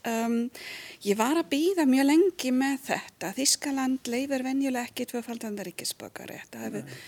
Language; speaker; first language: Icelandic; non-native, fluent; German